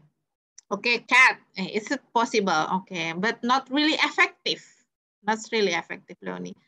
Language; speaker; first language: English; non-native, fluent; Indonesian